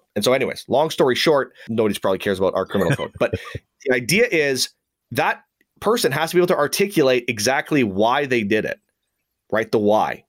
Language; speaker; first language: English; native; English